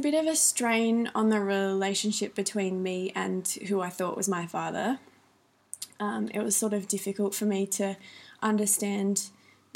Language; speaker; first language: English; native; English